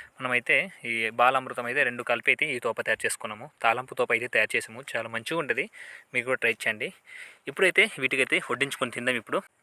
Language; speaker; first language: Telugu; native; Telugu